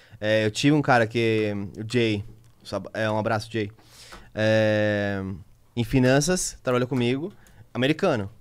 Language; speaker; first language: Portuguese; native; Portuguese